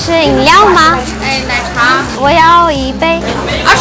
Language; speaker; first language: Chinese; non-native, learner; Portuguese